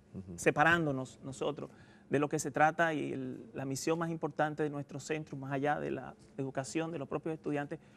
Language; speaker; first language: Spanish; native; Spanish